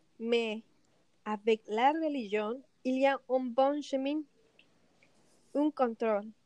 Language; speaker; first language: French; non-native, learner; Spanish